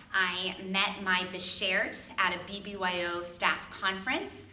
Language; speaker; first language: English; native; English